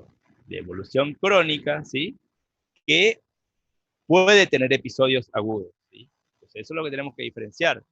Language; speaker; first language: Spanish; native; Spanish